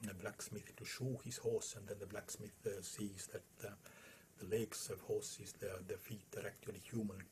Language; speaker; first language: English; non-native, fluent; Estonian